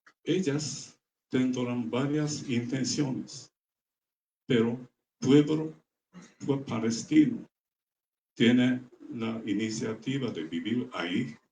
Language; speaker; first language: Spanish; non-native, learner; Japanese